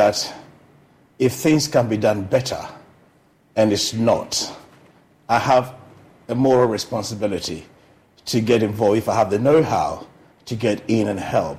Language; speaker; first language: English; non-native, local second language; Akan